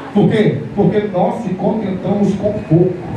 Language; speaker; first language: Portuguese; native; Portuguese